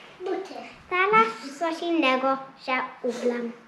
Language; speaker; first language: Polish; early bilingual, heritage; Polish